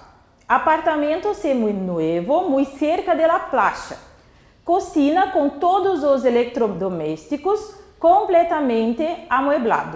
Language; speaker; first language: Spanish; non-native, fluent; Portuguese